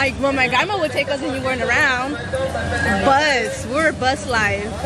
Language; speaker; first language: English; early bilingual, other home language; Spanish